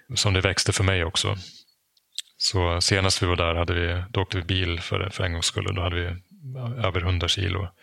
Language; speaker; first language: Swedish; non-native, fluent; German